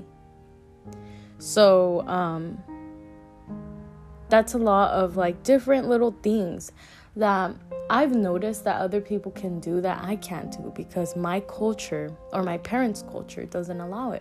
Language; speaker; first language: English; native; English